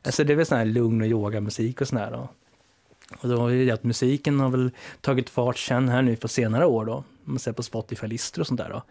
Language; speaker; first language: Swedish; early bilingual, other home language; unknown